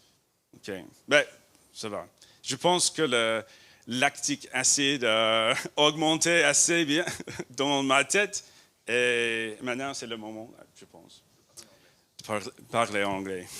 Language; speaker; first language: French; non-native, learner; English